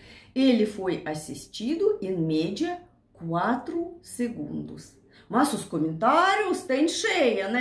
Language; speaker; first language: Portuguese; non-native, learner; Russian